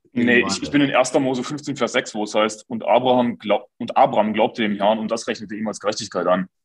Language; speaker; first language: German; native; German